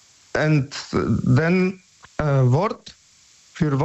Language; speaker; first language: German; non-native, learner; Polish